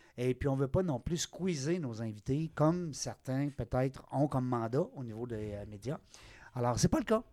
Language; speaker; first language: French; native; French